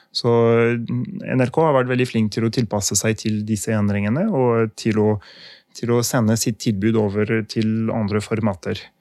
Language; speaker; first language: Norwegian; non-native, fluent; French